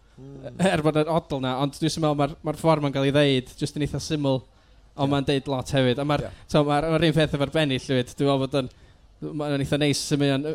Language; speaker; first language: Welsh; native; Welsh